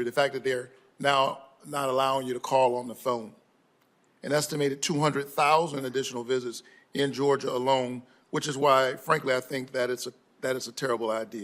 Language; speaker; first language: English; native; English